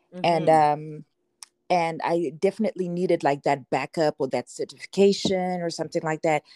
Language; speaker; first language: English; non-native, local second language; Shona